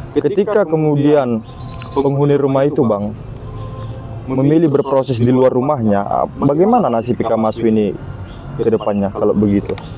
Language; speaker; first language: Indonesian; native; Indonesian